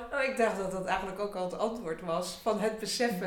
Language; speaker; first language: Dutch; native; Dutch